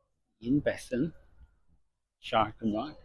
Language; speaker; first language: Welsh; non-native, learner; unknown